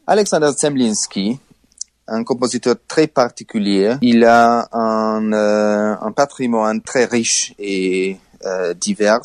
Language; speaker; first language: French; non-native, learner; Hungarian